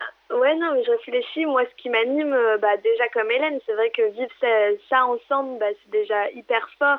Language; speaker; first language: French; native; French